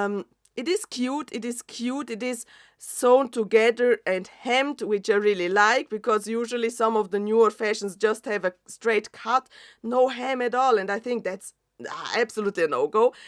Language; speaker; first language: English; non-native, fluent; German